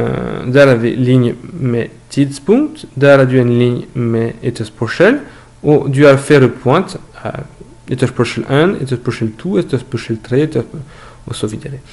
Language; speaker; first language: Norwegian; non-native, learner; French